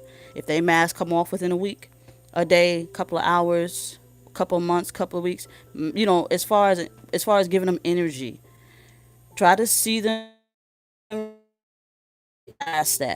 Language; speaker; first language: English; native; English